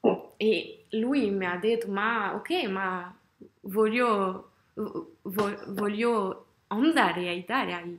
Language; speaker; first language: Italian; non-native, learner; French